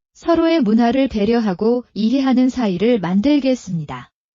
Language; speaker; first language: Korean; non-native, learner; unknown